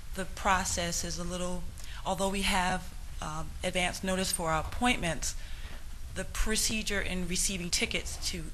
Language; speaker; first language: English; native; English